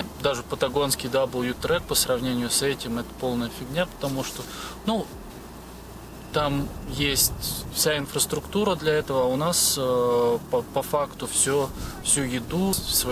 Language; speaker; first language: Russian; native; Russian